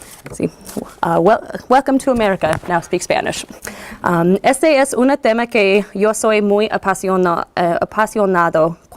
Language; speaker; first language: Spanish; non-native, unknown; English